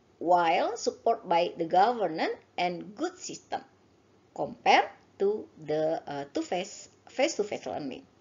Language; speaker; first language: English; non-native, learner; Indonesian